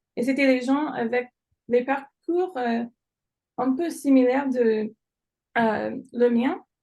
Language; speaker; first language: French; non-native, fluent; English